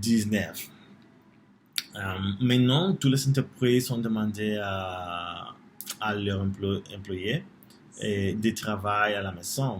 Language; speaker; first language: French; non-native, learner; Spanish